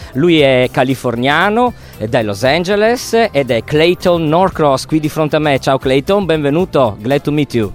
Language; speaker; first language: Italian; native; Italian